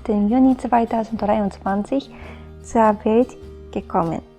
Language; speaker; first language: German; non-native, fluent; Japanese